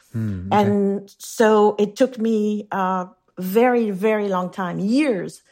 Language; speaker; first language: English; non-native, fluent; French